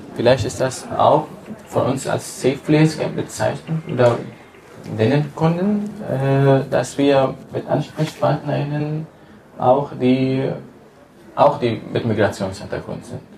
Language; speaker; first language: German; non-native, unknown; Arabic